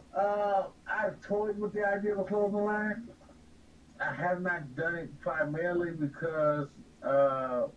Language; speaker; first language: English; native; English